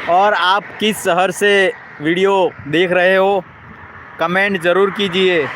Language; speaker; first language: Hindi; non-native, local second language; Gujarati